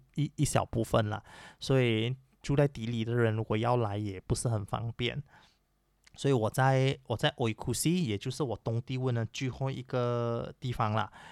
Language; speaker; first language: Chinese; native; Chinese